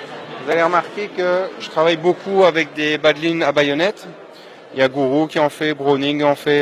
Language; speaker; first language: French; native; French